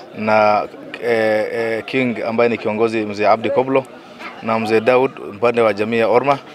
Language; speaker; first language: Swahili; non-native, local second language; Oromo